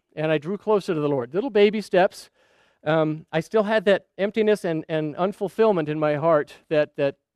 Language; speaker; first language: English; native; English